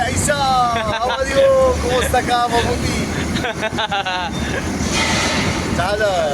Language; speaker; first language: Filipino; non-native, learner; Arabic